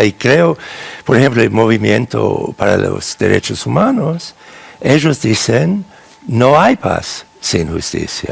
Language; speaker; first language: Spanish; non-native, fluent; English